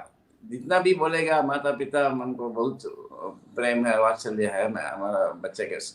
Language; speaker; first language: Hindi; non-native, local second language; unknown